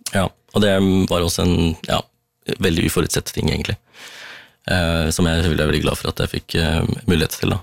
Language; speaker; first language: Norwegian; early bilingual, other home language; Tamil